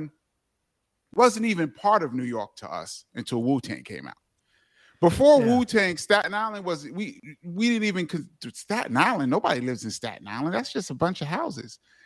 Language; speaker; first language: English; native; English